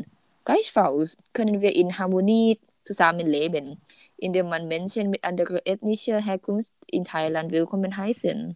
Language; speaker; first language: German; non-native, learner; Thai